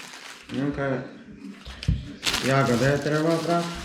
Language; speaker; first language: Slovenian; early bilingual, other home language; Polish